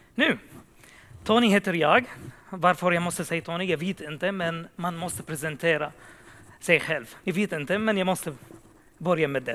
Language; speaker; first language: Swedish; non-native, fluent; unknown